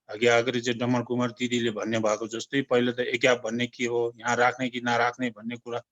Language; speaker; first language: Nepali; non-native, local second language; Tibetan